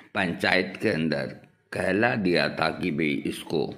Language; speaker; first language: Hindi; native; Hindi